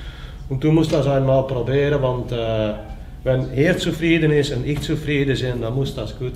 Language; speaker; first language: German; non-native, learner; Dutch